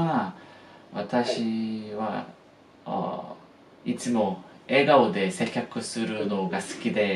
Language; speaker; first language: Japanese; non-native, fluent; Korean